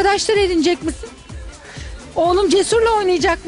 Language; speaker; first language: Turkish; native; Turkish